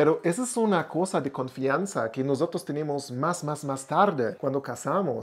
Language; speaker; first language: Spanish; non-native, learner; German